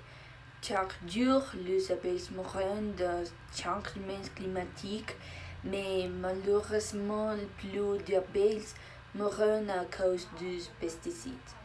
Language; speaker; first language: French; non-native, learner; Spanish